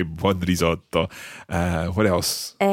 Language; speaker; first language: Italian; non-native, fluent; English